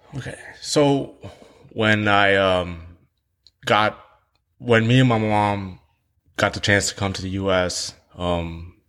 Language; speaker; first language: English; early bilingual, other home language; Vietnamese